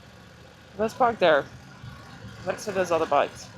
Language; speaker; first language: English; non-native, fluent; Dutch